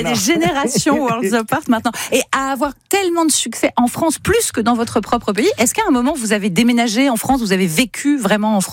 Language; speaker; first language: French; native; French